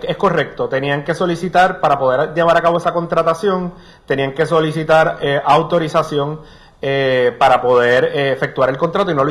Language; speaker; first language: Spanish; native; Spanish